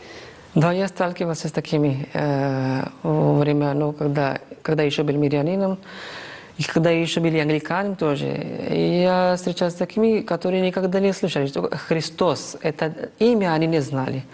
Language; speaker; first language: Russian; non-native, fluent; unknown